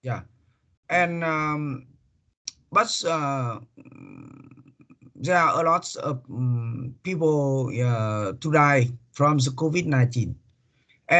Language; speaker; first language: English; non-native, learner; Vietnamese